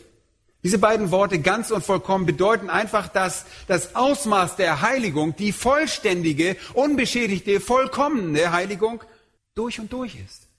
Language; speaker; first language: German; native; German